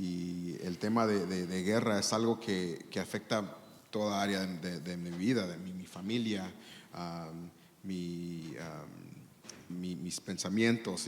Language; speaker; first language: Spanish; early bilingual, heritage; Spanish